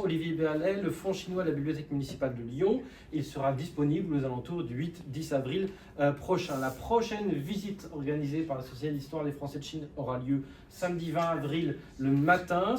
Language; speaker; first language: French; native; French